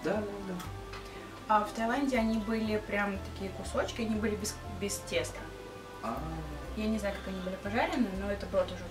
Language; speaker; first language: Russian; native; Russian